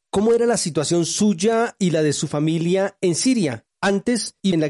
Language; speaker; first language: Spanish; native; Spanish